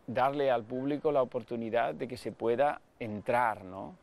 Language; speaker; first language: Spanish; non-native, local second language; Catalan